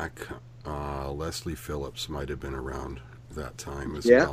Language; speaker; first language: English; native; English